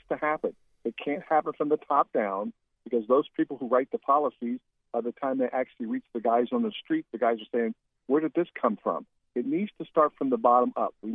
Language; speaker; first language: English; native; English